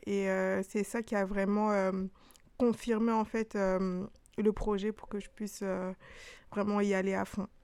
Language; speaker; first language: French; early bilingual, other home language; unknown